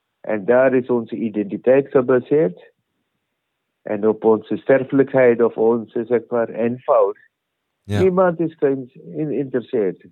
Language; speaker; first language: Dutch; non-native, learner; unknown